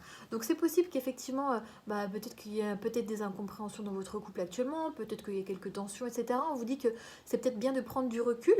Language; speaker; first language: French; native; French